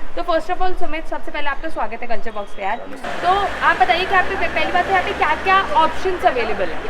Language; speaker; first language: Hindi; native; Hindi